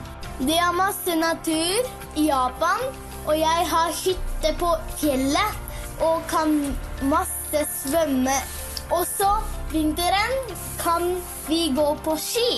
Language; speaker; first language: Norwegian; early bilingual, heritage; Japanese